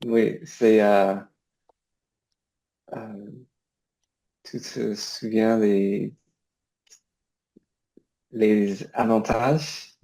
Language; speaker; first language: French; non-native, learner; English